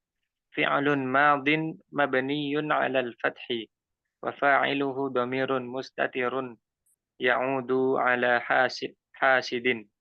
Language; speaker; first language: Arabic; non-native, learner; Indonesian